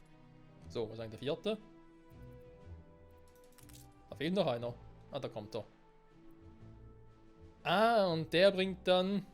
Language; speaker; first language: German; native; German